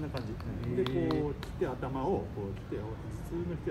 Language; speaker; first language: Japanese; native; Japanese